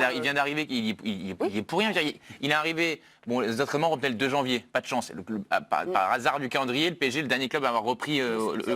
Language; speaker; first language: French; native; French